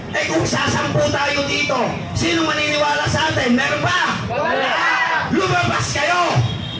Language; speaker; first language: Filipino; native; Filipino